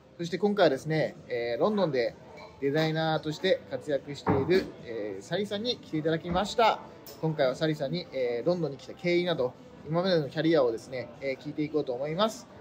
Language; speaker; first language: Japanese; native; Japanese